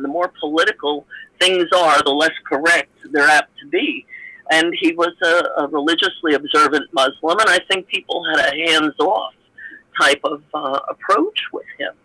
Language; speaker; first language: English; native; English